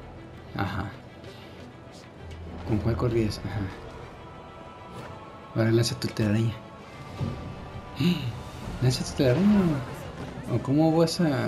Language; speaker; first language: Spanish; native; Spanish